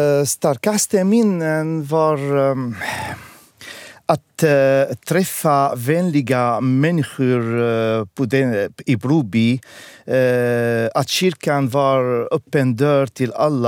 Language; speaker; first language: Swedish; non-native, fluent; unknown